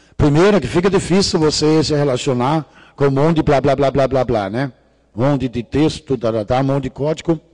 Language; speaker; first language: Portuguese; non-native, fluent; Danish